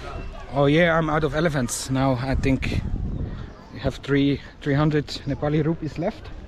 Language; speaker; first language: English; non-native, fluent; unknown